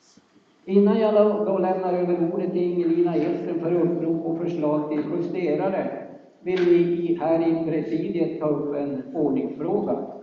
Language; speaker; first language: Swedish; native; Swedish